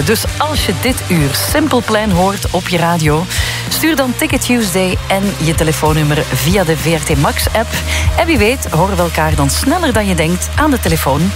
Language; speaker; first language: Dutch; native; Dutch